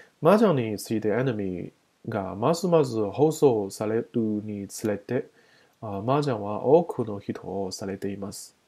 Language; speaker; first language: Japanese; non-native, learner; Chinese